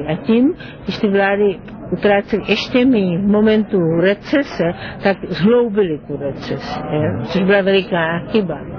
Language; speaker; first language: Czech; non-native, fluent; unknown